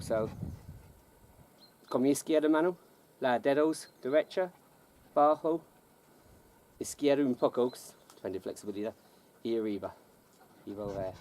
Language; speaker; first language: Spanish; non-native, learner; English